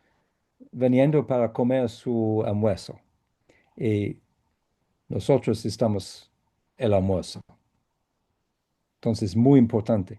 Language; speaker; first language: Spanish; non-native, fluent; English